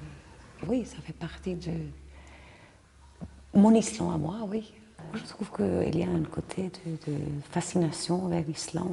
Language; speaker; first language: French; non-native, fluent; Icelandic